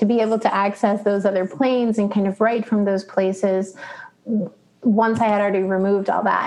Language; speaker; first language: English; early bilingual, other home language; Spanish